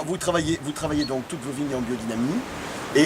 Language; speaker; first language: French; native; French